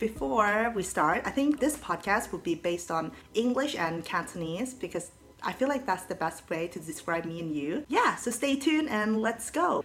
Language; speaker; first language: English; early bilingual, other home language; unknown